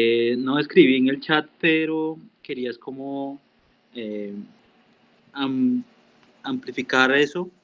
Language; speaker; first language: Spanish; non-native, local second language; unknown